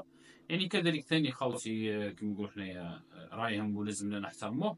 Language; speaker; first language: Arabic; native; Arabic